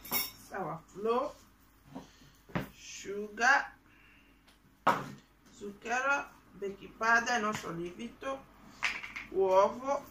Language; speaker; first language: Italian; non-native, learner; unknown